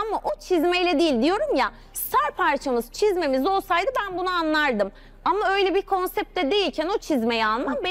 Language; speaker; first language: Turkish; native; Turkish